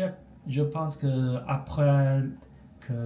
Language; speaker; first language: French; non-native, learner; Chinese